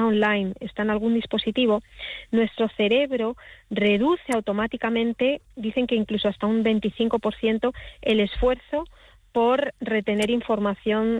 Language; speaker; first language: Spanish; native; Spanish